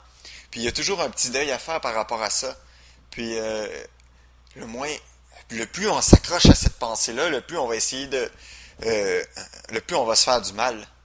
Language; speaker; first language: French; native; French